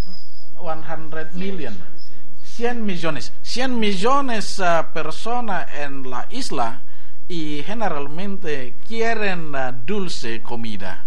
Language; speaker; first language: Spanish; non-native, learner; Indonesian